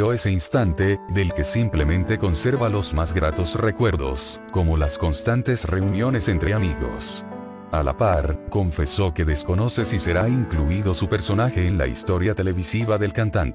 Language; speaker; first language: Spanish; native; Spanish